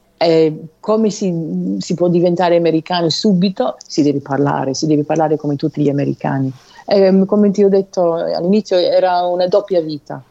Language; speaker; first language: Italian; non-native, fluent; English